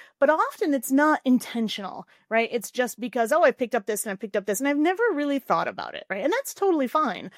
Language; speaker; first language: English; native; English